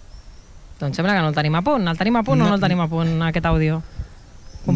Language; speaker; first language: Catalan; native; Catalan